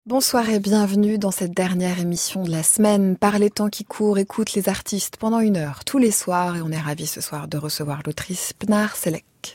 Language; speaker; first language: French; native; French